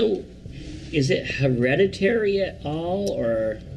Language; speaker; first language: English; native; English